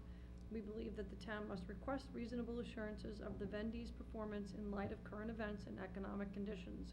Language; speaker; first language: English; native; English